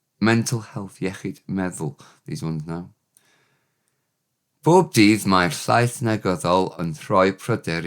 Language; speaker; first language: Welsh; non-native, learner; English